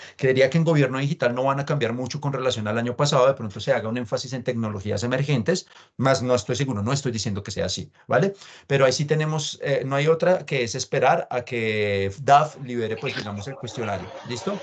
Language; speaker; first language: Spanish; native; Spanish